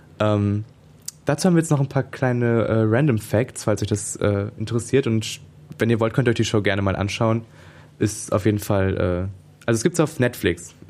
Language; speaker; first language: German; native; German